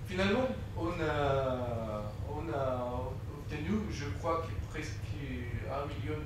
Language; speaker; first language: French; non-native, fluent; Spanish